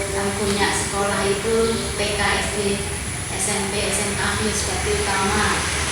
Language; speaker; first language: Indonesian; native; Indonesian